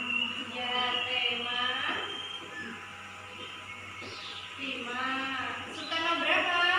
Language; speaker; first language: Indonesian; native; Indonesian